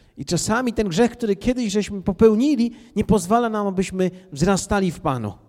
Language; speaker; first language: Polish; native; Polish